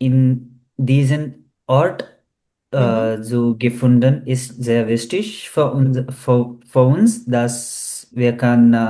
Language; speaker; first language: German; non-native, learner; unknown